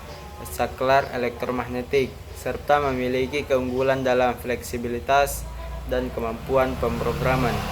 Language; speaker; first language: Indonesian; native; Indonesian